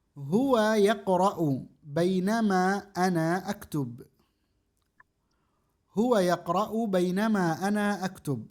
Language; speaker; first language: Arabic; non-native, fluent; Indonesian